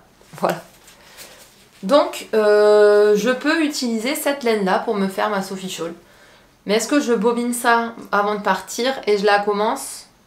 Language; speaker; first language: French; native; French